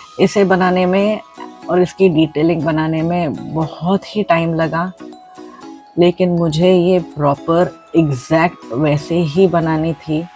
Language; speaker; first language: Hindi; non-native, local second language; Marathi